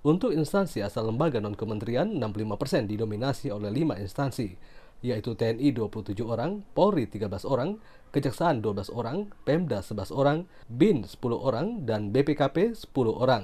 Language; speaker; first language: Indonesian; native; Indonesian